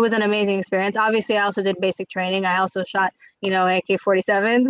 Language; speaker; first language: English; native; English